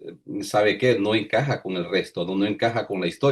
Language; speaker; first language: Spanish; native; Spanish